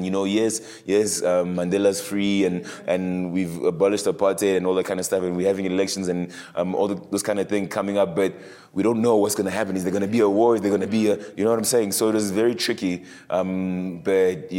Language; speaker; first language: English; early bilingual, other home language; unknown